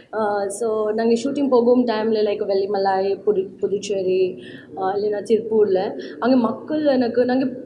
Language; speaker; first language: Tamil; non-native, learner; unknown